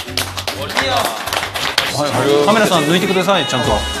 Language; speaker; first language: Japanese; native; Japanese